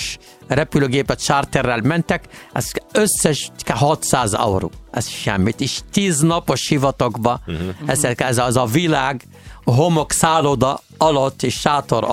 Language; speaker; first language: Hungarian; non-native, learner; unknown